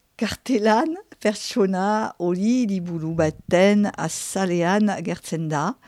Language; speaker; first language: Basque; non-native, local second language; French